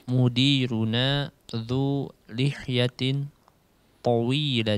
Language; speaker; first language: Arabic; non-native, learner; Indonesian